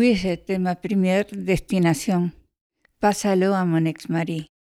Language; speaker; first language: French; non-native, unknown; Spanish